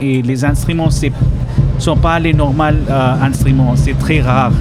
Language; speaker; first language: French; non-native, learner; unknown